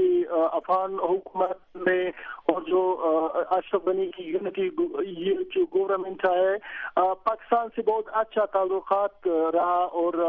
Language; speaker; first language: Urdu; non-native, learner; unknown